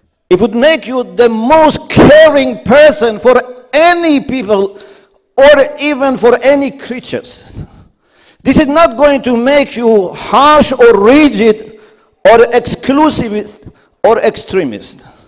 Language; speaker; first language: English; non-native, fluent; Persian